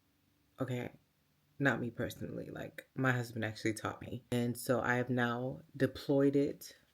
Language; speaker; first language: English; native; English